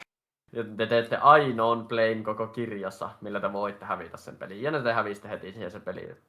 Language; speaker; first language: Finnish; native; Finnish